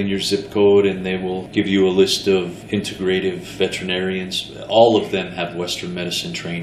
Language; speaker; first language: English; native; English